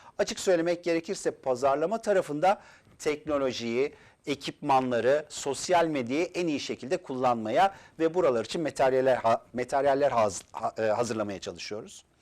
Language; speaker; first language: Turkish; native; Turkish